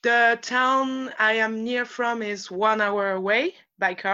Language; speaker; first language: English; non-native, fluent; French